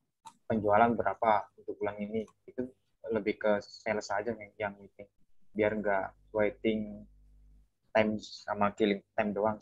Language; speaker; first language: Indonesian; native; Indonesian